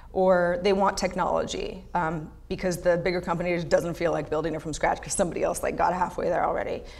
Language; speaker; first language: English; native; English